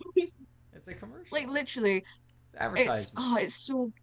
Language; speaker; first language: English; native; English